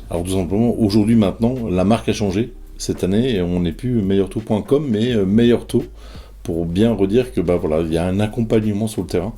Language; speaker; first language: French; native; French